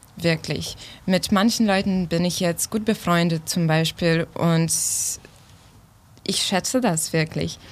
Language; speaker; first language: German; non-native, fluent; Ukrainian